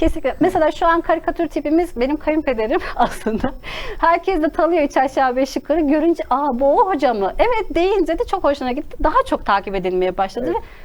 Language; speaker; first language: Turkish; native; Turkish